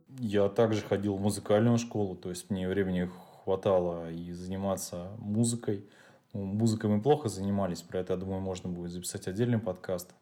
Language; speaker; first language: Russian; native; Russian